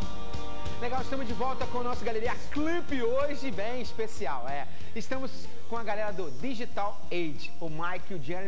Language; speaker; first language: Portuguese; native; Portuguese